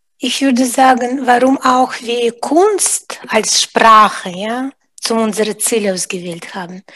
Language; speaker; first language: German; non-native, fluent; Russian